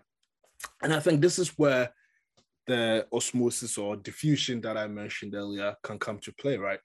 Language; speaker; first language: English; non-native, local second language; Akan